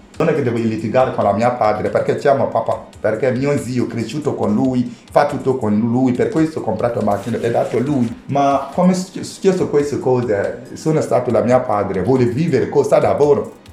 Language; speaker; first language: Italian; non-native, learner; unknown